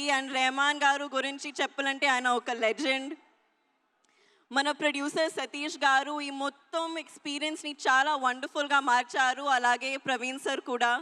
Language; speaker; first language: Telugu; non-native, learner; Hindi